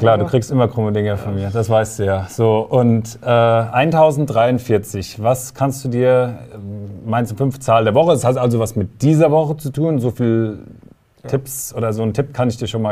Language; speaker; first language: German; native; German